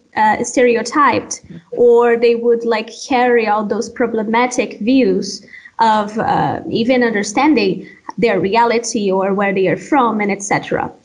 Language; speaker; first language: English; non-native, fluent; Portuguese